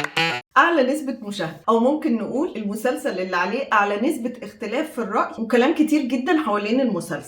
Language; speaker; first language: Arabic; native; Arabic